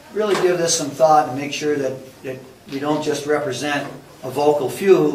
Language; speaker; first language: English; native; English